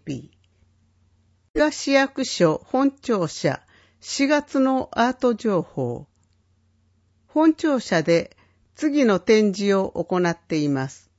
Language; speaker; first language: Japanese; native; Japanese